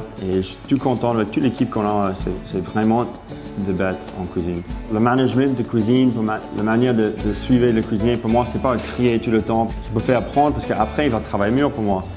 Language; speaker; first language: French; non-native, fluent; English